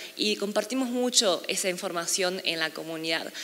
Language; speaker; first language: Spanish; non-native, fluent; Korean